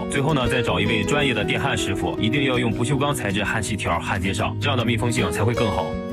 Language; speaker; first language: Chinese; native; Chinese